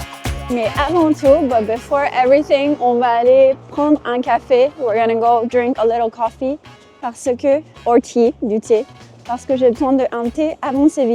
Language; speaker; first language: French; non-native, fluent; English